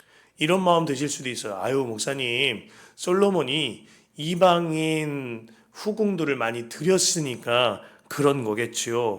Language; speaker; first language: Korean; native; Korean